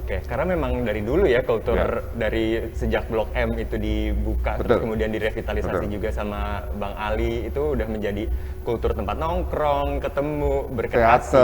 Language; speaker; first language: Indonesian; native; Indonesian